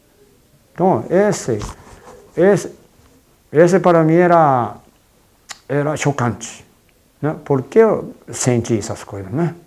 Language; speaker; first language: Portuguese; non-native, fluent; Japanese